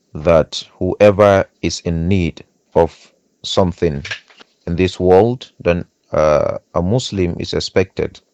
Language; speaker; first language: English; non-native, local second language; Hausa